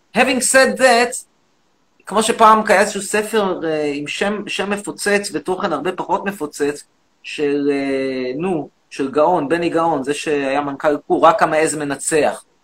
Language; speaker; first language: Hebrew; native; Hebrew